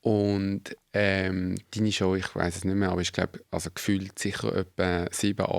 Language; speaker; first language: German; native; German